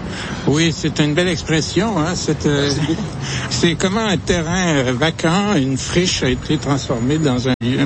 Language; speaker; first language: French; native; French